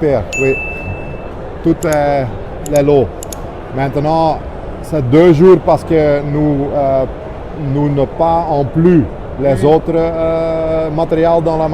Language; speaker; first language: French; non-native, local second language; Dutch